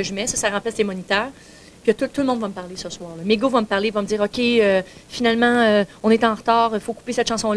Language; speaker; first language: French; native; French